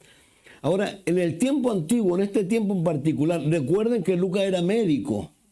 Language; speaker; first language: Spanish; native; Spanish